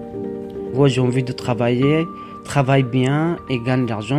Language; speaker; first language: French; non-native, learner; Arabic